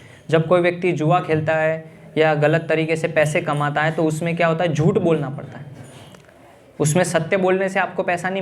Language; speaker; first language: Hindi; native; Hindi